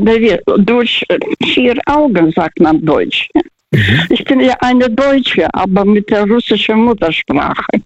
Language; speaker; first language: German; non-native, fluent; Russian